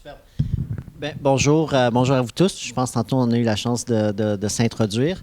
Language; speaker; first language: French; native; French